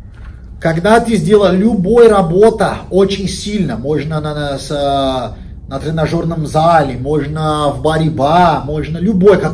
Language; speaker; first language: Russian; non-native, fluent; Portuguese